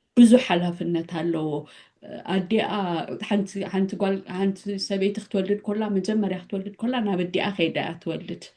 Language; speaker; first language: Tigrinya; native; Tigrinya